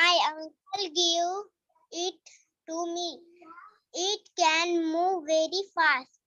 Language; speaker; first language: English; non-native, learner; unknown